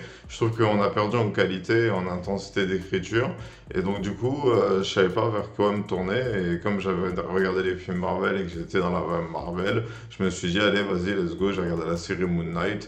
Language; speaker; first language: French; native; French